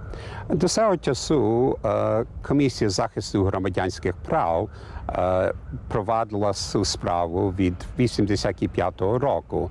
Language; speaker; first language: Ukrainian; early bilingual, heritage; English